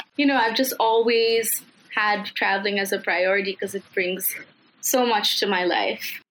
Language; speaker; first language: English; non-native, local second language; Nepali